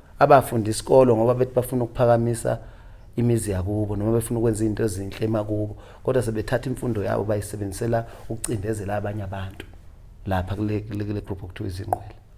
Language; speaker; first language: Zulu; native; Zulu